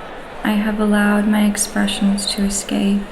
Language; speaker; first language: English; native; English